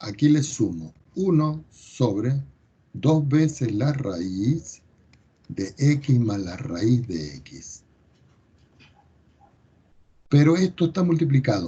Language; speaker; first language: Spanish; native; Spanish